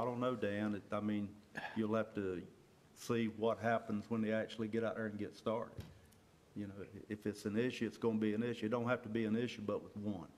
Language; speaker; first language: English; native; English